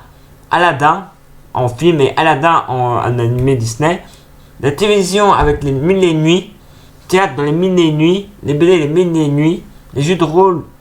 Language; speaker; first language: French; native; French